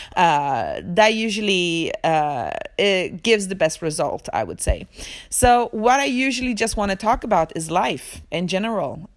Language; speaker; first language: English; early bilingual, other home language; Swedish